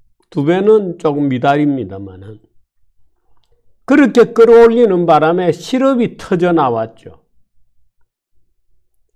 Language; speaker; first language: Korean; native; Korean